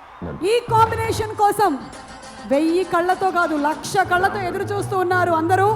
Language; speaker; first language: Telugu; native; Telugu